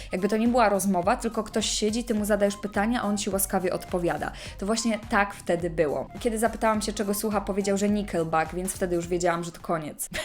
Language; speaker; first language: Polish; native; Polish